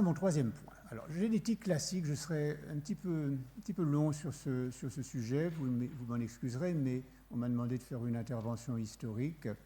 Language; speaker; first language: French; native; French